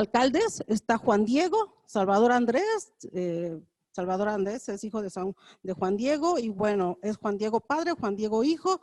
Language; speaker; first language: Spanish; native; Spanish